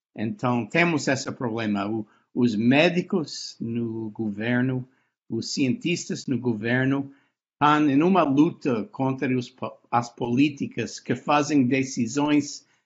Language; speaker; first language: Portuguese; non-native, fluent; English